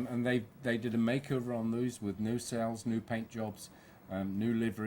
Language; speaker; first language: English; native; English